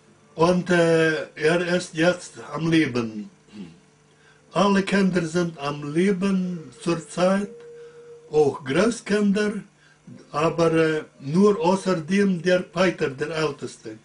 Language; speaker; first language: German; early bilingual, heritage; German